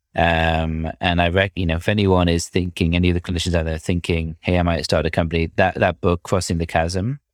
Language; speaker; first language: English; native; English